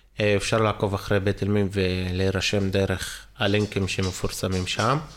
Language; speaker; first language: Hebrew; non-native, local second language; Arabic